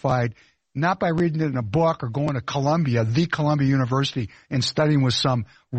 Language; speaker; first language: English; non-native, fluent; Russian